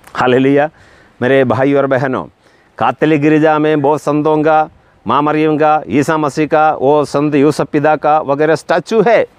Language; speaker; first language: Hindi; non-native, local second language; Malayalam